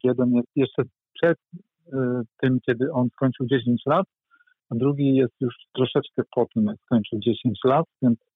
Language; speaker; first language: Polish; native; Polish